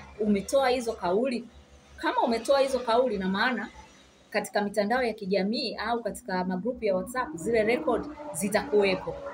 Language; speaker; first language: Swahili; native; Swahili